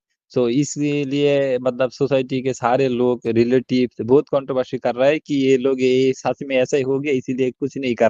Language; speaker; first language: Hindi; non-native, learner; Bangla